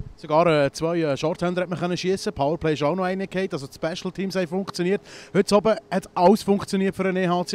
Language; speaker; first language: German; native; German